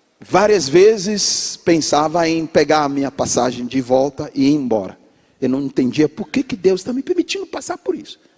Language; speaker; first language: Portuguese; non-native, fluent; English